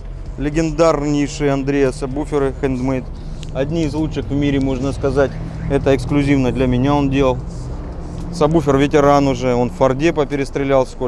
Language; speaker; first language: Russian; native; Russian